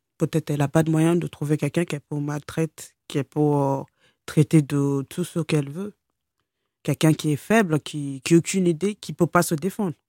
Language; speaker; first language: French; non-native, fluent; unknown